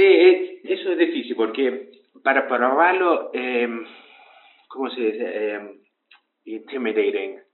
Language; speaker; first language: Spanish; early bilingual, heritage; English